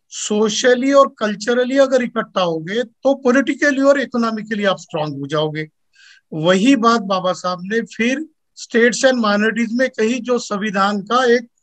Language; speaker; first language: Hindi; non-native, local second language; Marathi